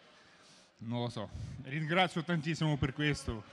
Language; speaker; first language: Italian; non-native, learner; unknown